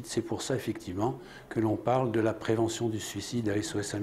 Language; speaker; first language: French; native; French